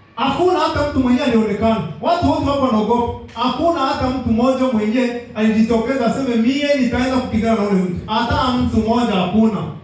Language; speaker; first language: Swahili; native; Swahili